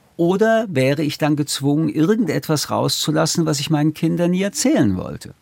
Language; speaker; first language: German; early bilingual, other home language; French